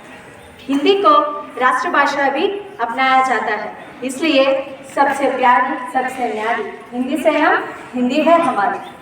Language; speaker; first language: Hindi; non-native, local second language; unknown